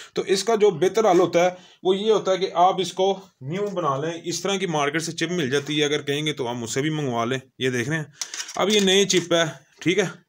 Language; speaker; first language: Urdu; non-native, local second language; Punjabi